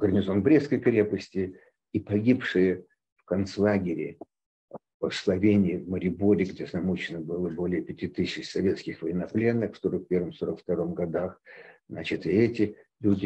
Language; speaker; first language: Russian; native; Russian